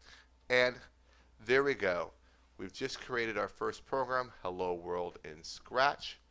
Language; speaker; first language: English; native; English